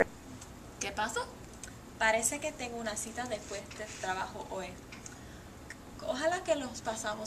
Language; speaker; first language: Spanish; non-native, learner; English